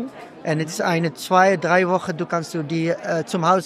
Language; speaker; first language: German; non-native, learner; Dutch